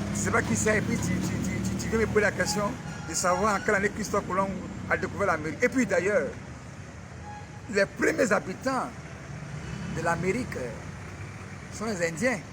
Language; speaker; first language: French; native; French